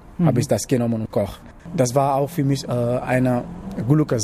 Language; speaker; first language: German; non-native, learner; Wolof